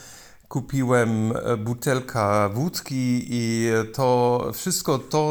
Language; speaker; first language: Polish; non-native, learner; German